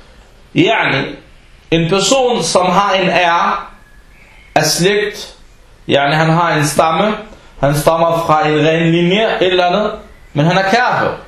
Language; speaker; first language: Danish; early bilingual, other home language; Arabic